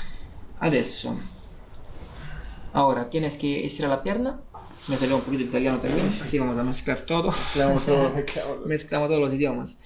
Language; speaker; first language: Spanish; non-native, fluent; Italian